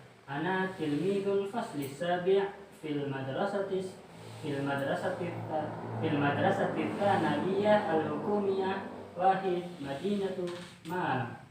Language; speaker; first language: Arabic; non-native, learner; Indonesian